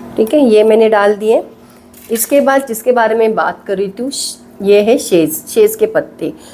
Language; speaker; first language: Hindi; non-native, local second language; Marathi